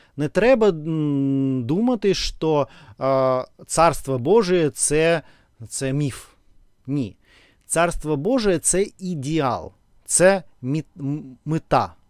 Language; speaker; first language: Ukrainian; non-native, local second language; Russian